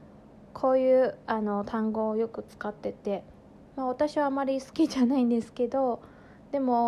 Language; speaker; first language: Japanese; non-native, fluent; Chinese